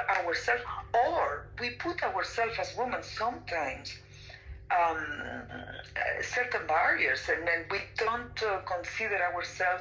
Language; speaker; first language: English; non-native, fluent; Spanish